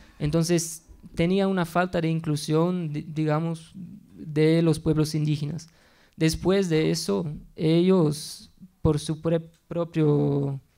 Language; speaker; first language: Spanish; non-native, fluent; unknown